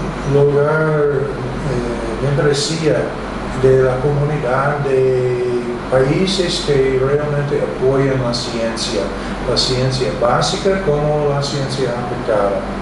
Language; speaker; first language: Spanish; non-native, fluent; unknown